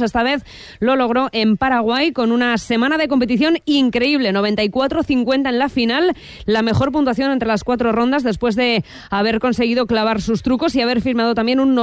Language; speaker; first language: Spanish; native; Spanish